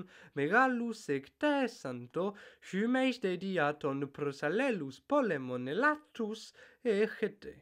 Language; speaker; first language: Greek; non-native, fluent; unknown